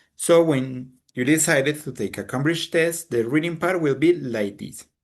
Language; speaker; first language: English; non-native, fluent; Spanish